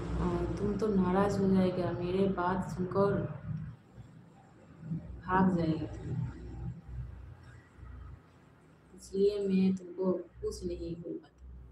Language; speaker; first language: Hindi; non-native, local second language; Bangla